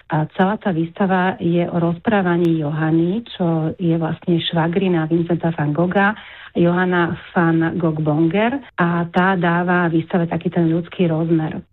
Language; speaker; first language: Slovak; native; Slovak